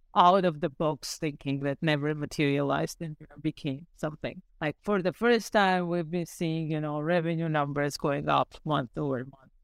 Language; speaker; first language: English; non-native, fluent; Armenian